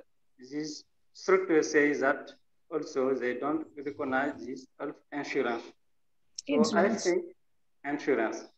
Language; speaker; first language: English; non-native, learner; French